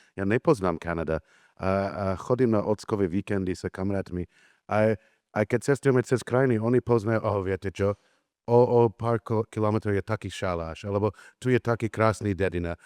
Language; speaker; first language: Slovak; non-native, learner; English